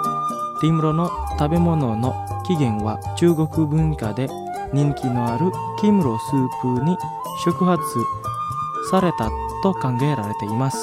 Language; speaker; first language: Japanese; non-native, fluent; Indonesian